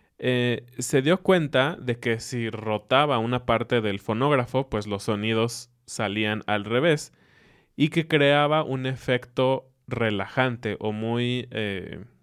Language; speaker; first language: Spanish; native; Spanish